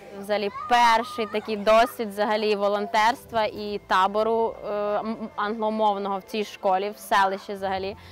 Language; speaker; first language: Ukrainian; native; Ukrainian